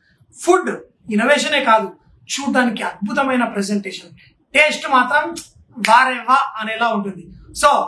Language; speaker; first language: Telugu; native; Telugu